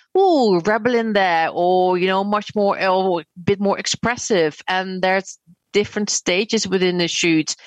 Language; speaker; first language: English; non-native, fluent; Dutch